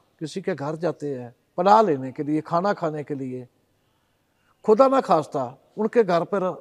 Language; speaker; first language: Hindi; non-native, local second language; Punjabi